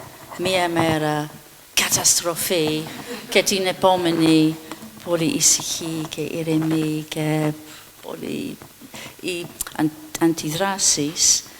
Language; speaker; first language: Greek; non-native, fluent; English